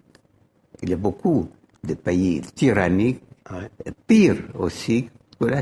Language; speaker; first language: French; non-native, fluent; Arabic